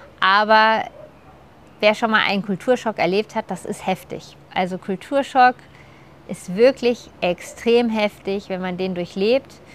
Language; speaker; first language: German; native; German